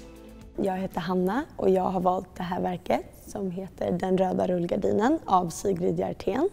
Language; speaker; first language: Swedish; native; Swedish